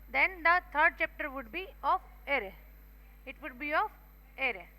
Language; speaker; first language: English; non-native, local second language; Gujarati